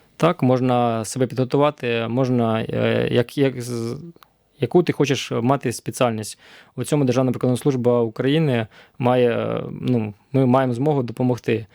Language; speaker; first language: Ukrainian; native; Ukrainian